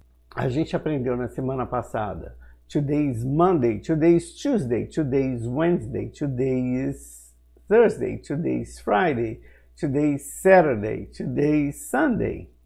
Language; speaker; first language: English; non-native, fluent; Portuguese